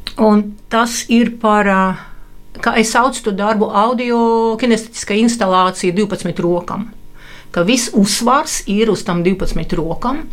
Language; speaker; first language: Latvian; non-native, local second language; Russian